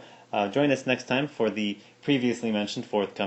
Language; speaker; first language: English; native; English